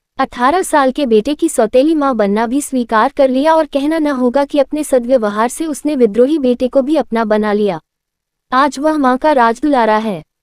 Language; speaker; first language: Hindi; native; Hindi